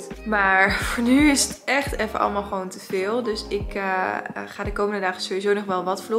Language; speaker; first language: Dutch; native; Dutch